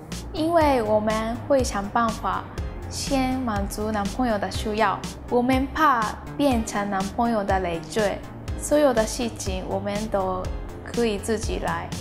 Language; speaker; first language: Chinese; non-native, fluent; Japanese